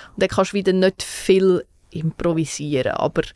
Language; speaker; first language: German; native; German